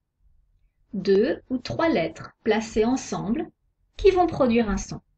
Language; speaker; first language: French; native; French